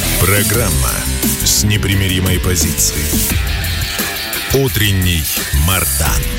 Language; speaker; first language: Russian; native; Russian